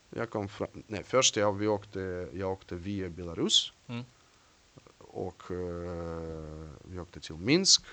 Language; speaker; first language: Swedish; non-native, fluent; Russian